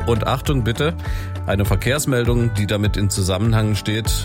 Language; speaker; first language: German; native; German